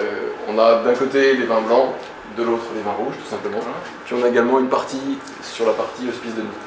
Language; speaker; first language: French; native; French